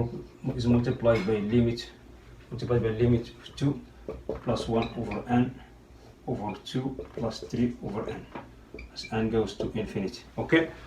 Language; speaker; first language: English; non-native, fluent; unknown